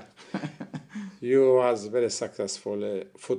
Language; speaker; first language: English; non-native, learner; Turkish